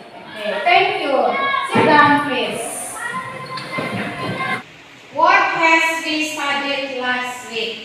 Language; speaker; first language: English; non-native, learner; Indonesian